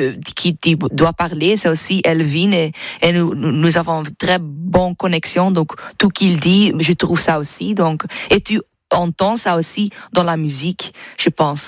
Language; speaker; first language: French; non-native, learner; Dutch